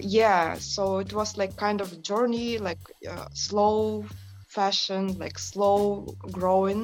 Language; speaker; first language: English; non-native, fluent; Yakut